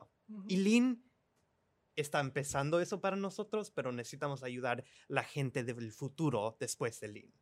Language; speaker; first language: Spanish; early bilingual, other home language; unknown